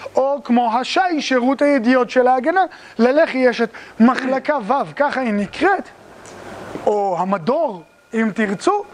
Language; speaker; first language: Hebrew; native; Hebrew